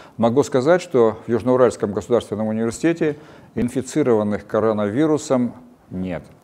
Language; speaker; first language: Russian; native; Russian